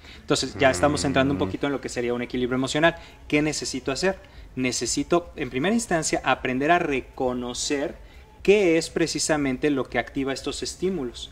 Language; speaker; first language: Spanish; native; Spanish